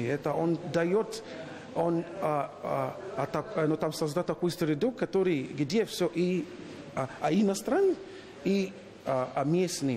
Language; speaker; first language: Russian; non-native, learner; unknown